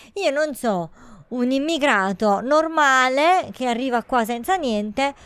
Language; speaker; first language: Italian; native; Italian